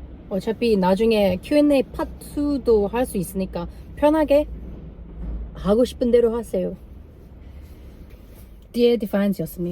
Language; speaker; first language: Korean; non-native, learner; English